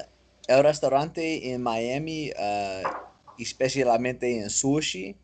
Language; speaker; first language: Spanish; non-native, learner; English